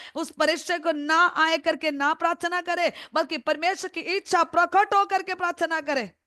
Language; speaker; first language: Hindi; non-native, local second language; Malayalam